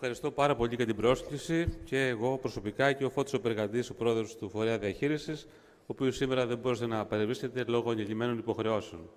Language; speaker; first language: Greek; native; Greek